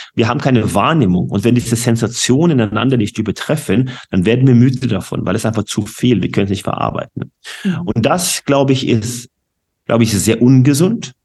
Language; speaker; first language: German; non-native, fluent; Norwegian